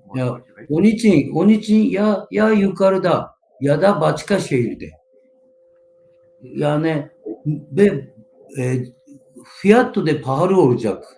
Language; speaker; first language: Turkish; non-native, learner; Japanese